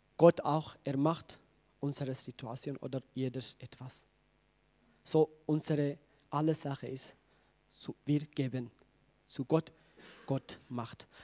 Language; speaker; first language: German; non-native, learner; Tigrinya